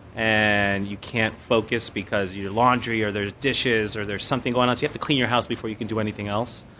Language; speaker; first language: English; native; English